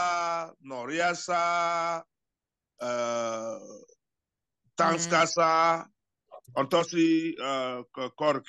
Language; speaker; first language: Finnish; non-native, learner; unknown